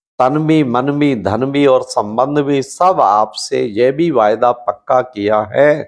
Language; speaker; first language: Hindi; native; Hindi